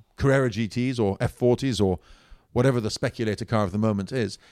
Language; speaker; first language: English; non-native, fluent; Italian